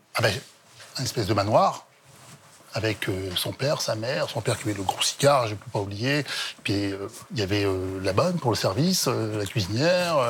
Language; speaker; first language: French; native; French